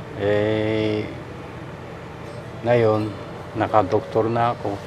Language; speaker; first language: Filipino; non-native, learner; Japanese